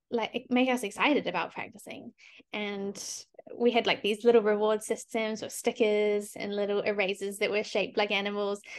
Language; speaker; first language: English; native; English